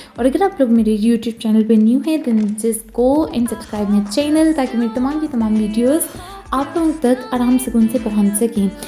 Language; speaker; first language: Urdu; native; Urdu